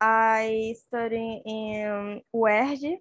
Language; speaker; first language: English; non-native, learner; Portuguese